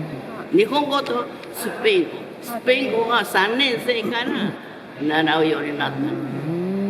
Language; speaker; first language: Japanese; early bilingual, heritage; Spanish